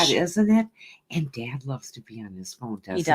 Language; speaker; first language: English; native; English